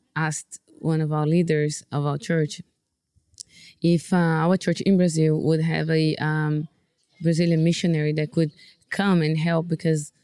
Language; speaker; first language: English; non-native, fluent; Portuguese